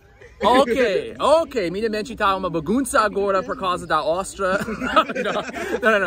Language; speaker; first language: Portuguese; non-native, fluent; English